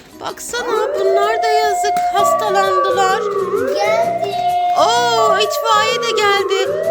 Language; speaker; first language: Turkish; native; Turkish